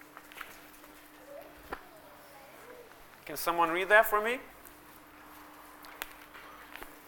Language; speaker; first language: English; early bilingual, other home language; Portuguese